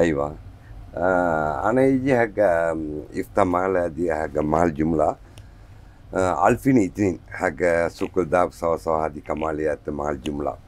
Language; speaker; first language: Arabic; non-native, learner; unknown